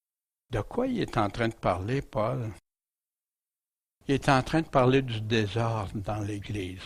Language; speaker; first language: French; native; French